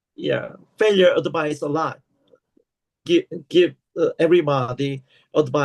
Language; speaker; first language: English; non-native, learner; Korean